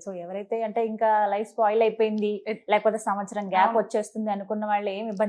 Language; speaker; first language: Telugu; native; Telugu